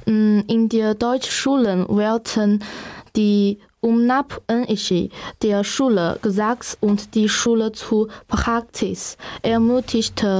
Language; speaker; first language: German; non-native, learner; Chinese